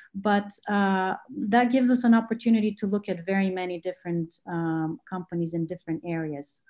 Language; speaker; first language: English; non-native, fluent; Bulgarian